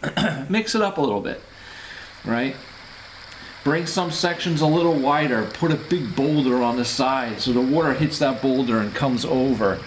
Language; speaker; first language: English; native; English